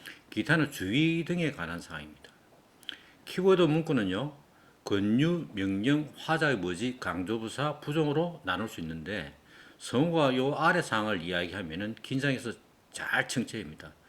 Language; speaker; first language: Korean; native; Korean